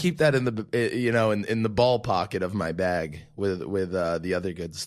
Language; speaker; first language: English; native; English